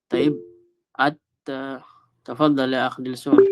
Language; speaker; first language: Arabic; non-native, fluent; Filipino